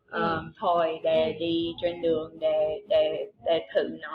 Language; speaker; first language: Vietnamese; non-native, fluent; English